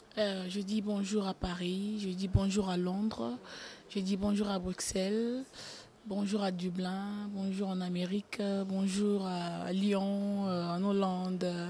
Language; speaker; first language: French; non-native, local second language; Lingala